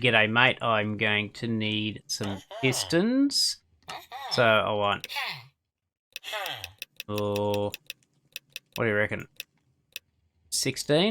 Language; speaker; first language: English; native; English